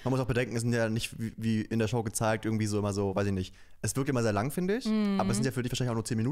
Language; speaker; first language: German; native; German